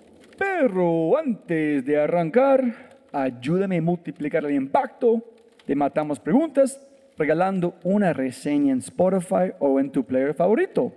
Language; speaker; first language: Spanish; non-native, fluent; English